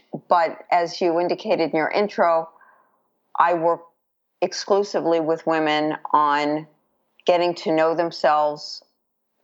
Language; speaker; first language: English; native; English